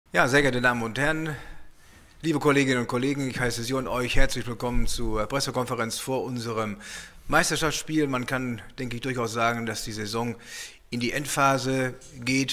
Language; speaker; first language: German; native; German